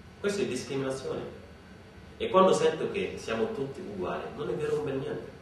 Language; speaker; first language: Italian; non-native, fluent; Wolof